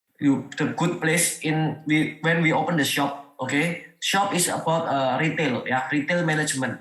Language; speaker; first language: English; non-native, learner; Indonesian